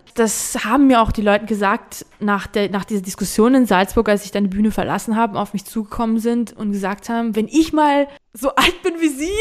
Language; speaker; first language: German; non-native, fluent; Georgian